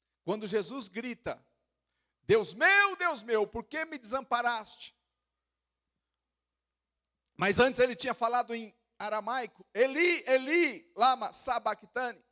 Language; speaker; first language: Portuguese; native; Portuguese